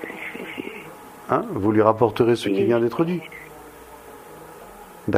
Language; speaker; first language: French; native; French